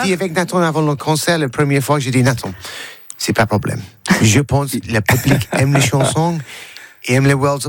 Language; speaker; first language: French; non-native, learner; English